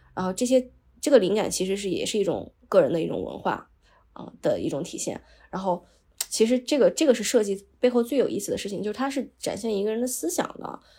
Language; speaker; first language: Chinese; native; Chinese